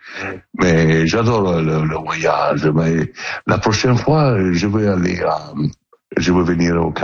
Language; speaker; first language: French; non-native, learner; Italian